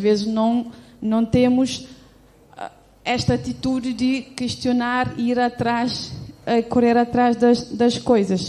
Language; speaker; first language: Portuguese; non-native, local second language; Kabuverdianu